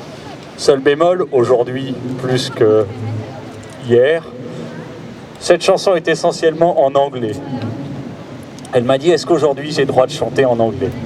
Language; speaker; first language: French; native; French